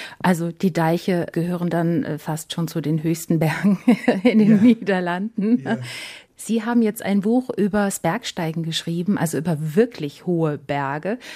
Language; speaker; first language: German; native; German